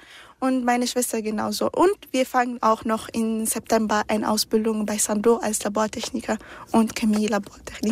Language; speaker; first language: German; early bilingual, other home language; Arabic